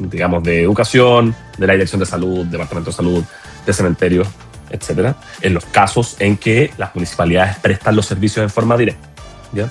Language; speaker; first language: Spanish; native; Spanish